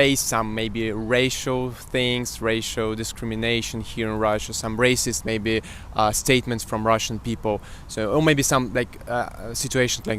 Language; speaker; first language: English; non-native, fluent; Russian